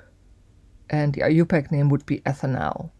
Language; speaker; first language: English; native; English